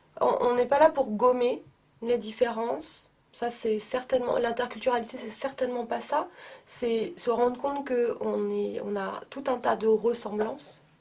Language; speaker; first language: French; native; French